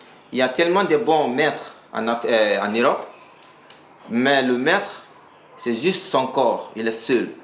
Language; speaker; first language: French; non-native, local second language; Mandingo